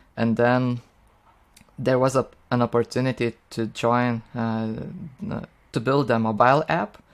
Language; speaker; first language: English; non-native, fluent; Lithuanian